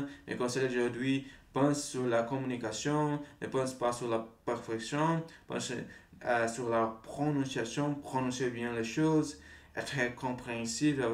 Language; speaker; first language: French; non-native, fluent; Portuguese